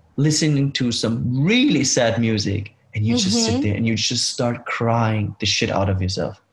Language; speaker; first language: English; non-native, fluent; German